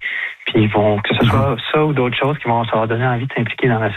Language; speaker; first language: French; native; French